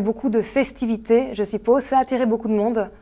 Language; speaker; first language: French; native; French